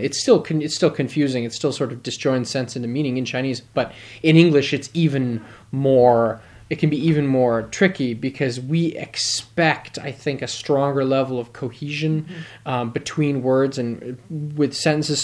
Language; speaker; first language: English; native; English